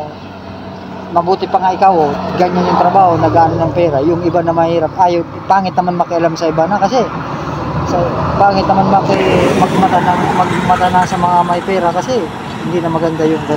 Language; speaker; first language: Filipino; non-native, local second language; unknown